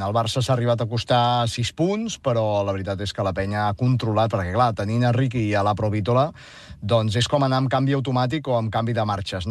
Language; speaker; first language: Catalan; native; Catalan